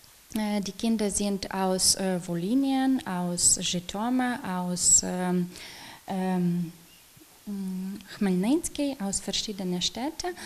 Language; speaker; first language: German; non-native, local second language; Ukrainian